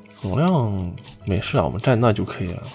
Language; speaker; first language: Chinese; native; Chinese